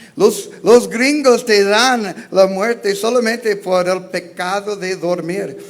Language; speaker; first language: Spanish; non-native, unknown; English